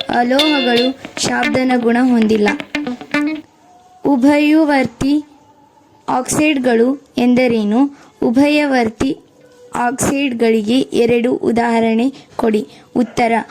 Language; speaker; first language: Kannada; native; Kannada